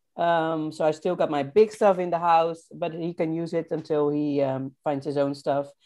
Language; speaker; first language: English; non-native, fluent; Dutch